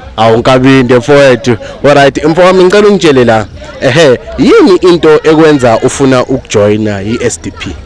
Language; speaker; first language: Zulu; native; Zulu